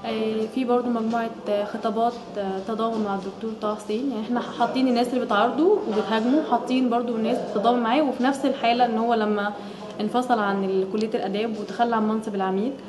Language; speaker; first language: Arabic; native; Arabic